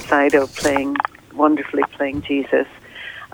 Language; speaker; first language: English; native; English